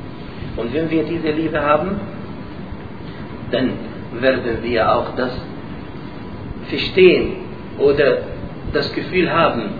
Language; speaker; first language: German; non-native, learner; Arabic